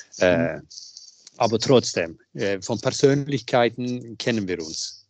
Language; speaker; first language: German; non-native, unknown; Swedish